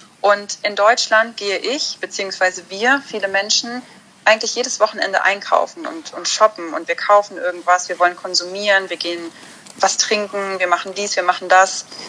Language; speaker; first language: German; early bilingual, other home language; Russian